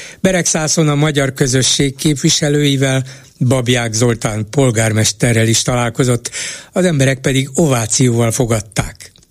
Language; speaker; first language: Hungarian; native; Hungarian